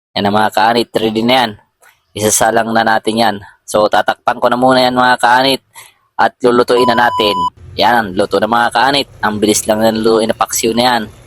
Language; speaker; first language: Filipino; non-native, local second language; Bikol